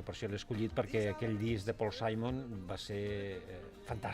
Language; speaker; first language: Catalan; native; Catalan